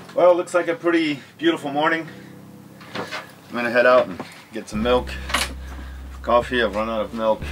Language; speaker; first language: English; native; English